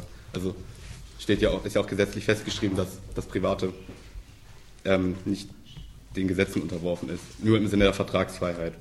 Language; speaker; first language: German; native; German